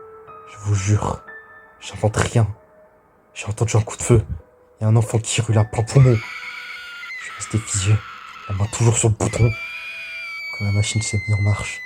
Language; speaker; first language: French; native; French